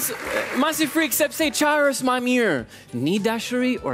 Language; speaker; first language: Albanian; non-native, learner; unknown